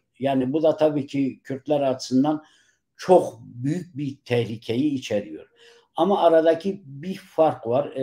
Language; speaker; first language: Turkish; non-native, local second language; Kurdish